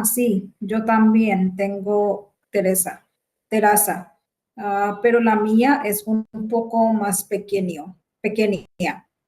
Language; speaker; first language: Spanish; non-native, learner; Bangla